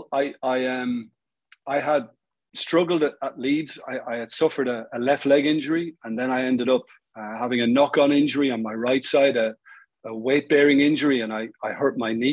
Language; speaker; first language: English; native; English